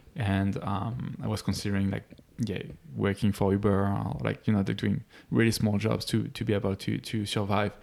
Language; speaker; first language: English; non-native, fluent; French